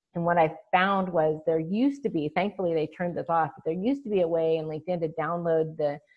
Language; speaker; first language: English; native; English